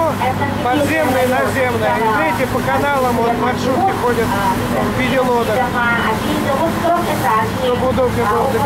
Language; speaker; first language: Russian; native; Russian